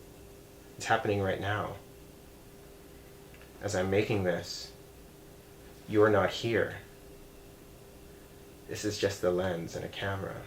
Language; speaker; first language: English; native; English